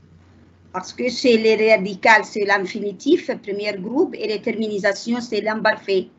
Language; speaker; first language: French; non-native, learner; Arabic